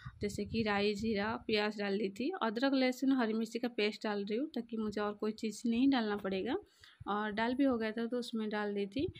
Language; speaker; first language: Hindi; non-native, local second language; Odia